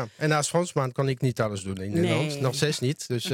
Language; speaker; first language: Dutch; non-native, learner; French